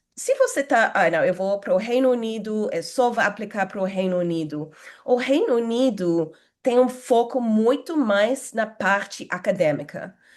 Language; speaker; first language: Portuguese; non-native, fluent; English